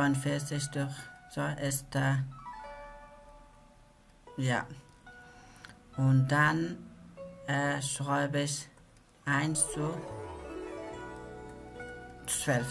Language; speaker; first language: German; non-native, learner; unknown